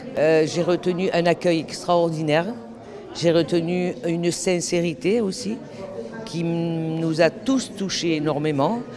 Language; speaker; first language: French; native; French